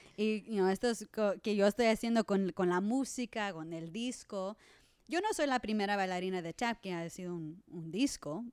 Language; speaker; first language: Spanish; non-native, learner; English